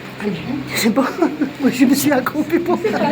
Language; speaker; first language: French; non-native, local second language; Arabic